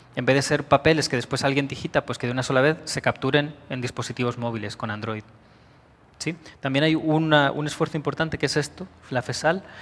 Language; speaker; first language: Spanish; native; Spanish